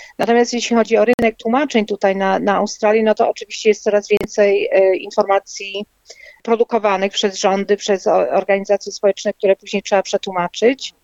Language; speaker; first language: Polish; native; Polish